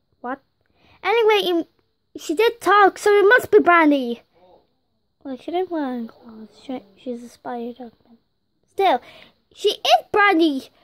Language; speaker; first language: English; native; English